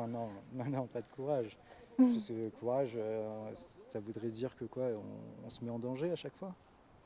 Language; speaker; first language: French; native; French